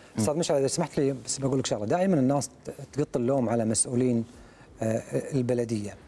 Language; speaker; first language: Arabic; native; Arabic